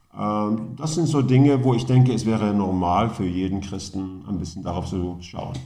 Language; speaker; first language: German; non-native, fluent; Norwegian